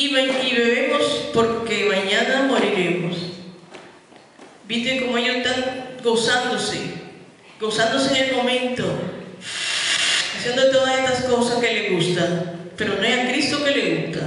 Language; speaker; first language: Spanish; native; Spanish